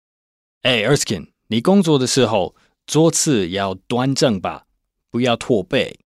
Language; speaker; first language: Chinese; non-native, learner; English